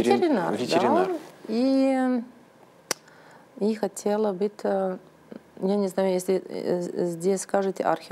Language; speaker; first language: Russian; non-native, learner; Serbian